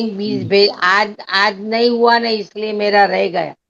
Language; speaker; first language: Hindi; non-native, local second language; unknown